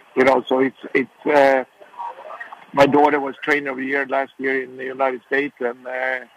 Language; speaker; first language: English; non-native, fluent; Swedish